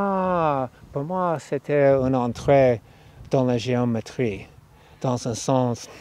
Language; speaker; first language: French; non-native, fluent; English